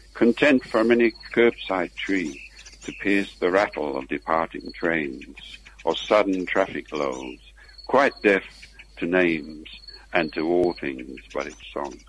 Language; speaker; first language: English; native; English